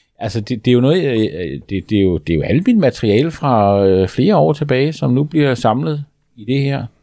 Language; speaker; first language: Danish; native; Danish